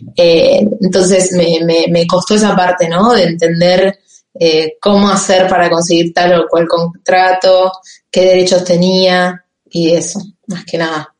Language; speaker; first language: Spanish; native; Spanish